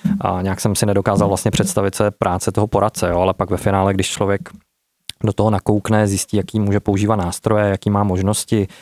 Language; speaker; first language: Czech; native; Czech